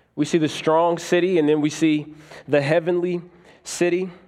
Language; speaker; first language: English; native; English